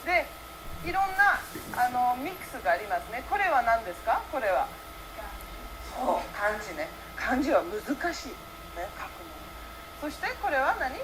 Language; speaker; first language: Japanese; early bilingual, heritage; Japanese